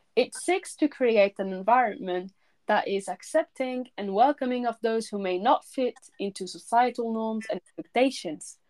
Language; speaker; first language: English; early bilingual, other home language; French